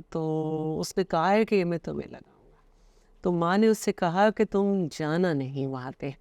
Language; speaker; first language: Urdu; native; Urdu